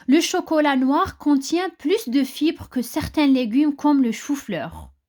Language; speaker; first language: French; non-native, local second language; Arabic